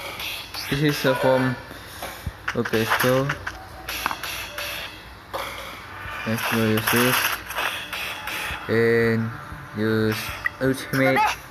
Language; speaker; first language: English; non-native, learner; Indonesian